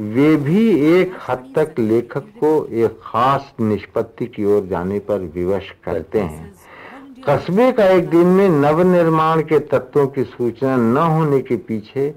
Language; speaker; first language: Hindi; native; Hindi